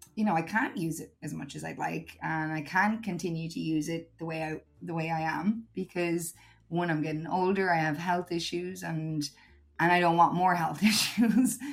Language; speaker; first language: English; native; English